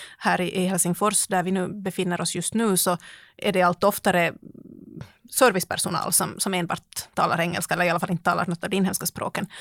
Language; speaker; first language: Swedish; native; Swedish